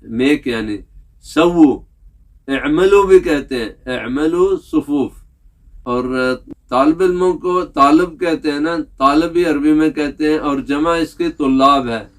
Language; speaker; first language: Urdu; native; Urdu